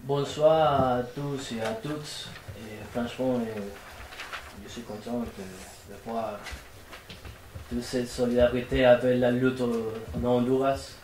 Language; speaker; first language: French; non-native, fluent; Spanish